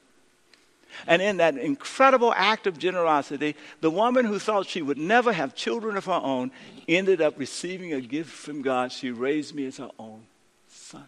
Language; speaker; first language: English; native; English